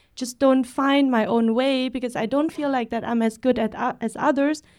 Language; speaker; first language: English; early bilingual, other home language; Vietnamese